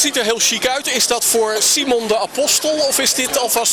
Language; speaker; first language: Dutch; native; Dutch